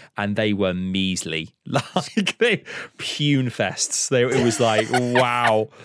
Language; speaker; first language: English; early bilingual, other home language; Polish